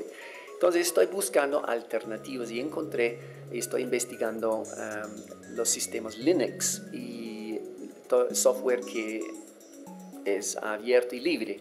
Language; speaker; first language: Spanish; non-native, fluent; English